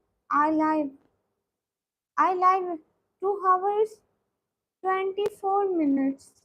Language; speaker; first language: English; non-native, learner; Punjabi